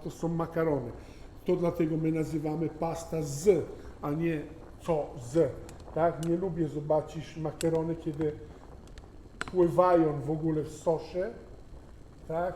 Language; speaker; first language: Polish; non-native, learner; Italian